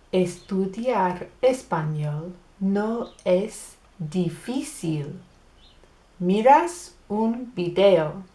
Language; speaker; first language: Spanish; non-native, learner; English